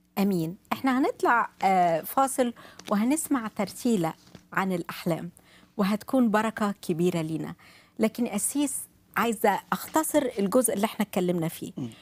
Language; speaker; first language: Arabic; native; Arabic